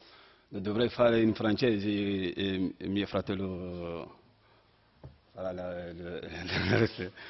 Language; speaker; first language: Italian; non-native, learner; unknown